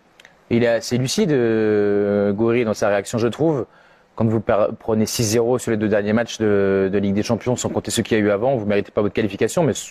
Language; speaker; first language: French; native; French